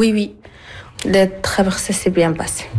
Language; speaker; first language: French; non-native, learner; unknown